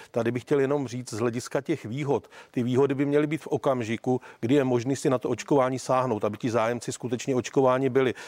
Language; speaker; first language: Czech; native; Czech